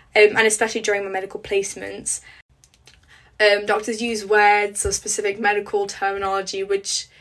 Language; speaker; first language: English; early bilingual, other home language; Polish